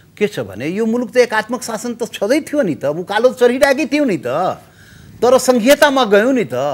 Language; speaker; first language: Nepali; non-native, local second language; Maithili